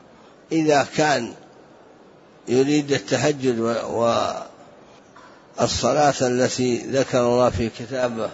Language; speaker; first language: Arabic; native; Arabic